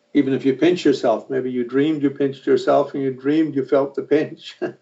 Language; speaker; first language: English; native; English